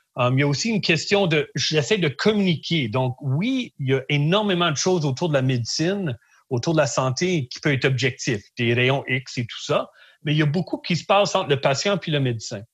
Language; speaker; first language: French; native; French